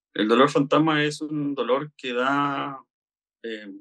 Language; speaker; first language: Spanish; native; Spanish